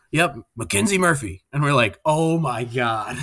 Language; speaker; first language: English; native; English